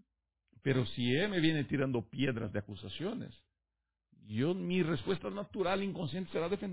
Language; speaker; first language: Spanish; native; Spanish